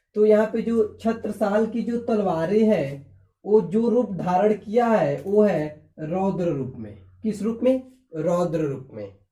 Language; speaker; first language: Hindi; native; Hindi